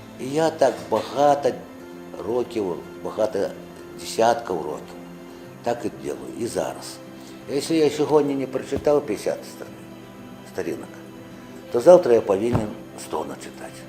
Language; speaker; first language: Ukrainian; non-native, local second language; Russian